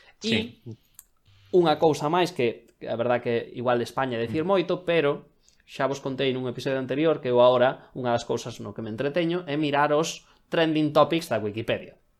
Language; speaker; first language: Galician; non-native, local second language; Spanish